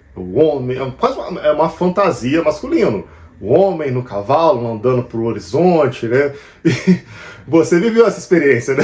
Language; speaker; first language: Portuguese; native; Portuguese